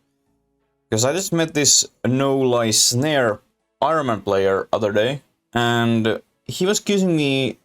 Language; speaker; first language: English; non-native, learner; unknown